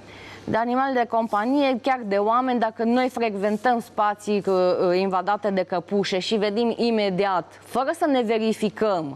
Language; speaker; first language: Romanian; native; Romanian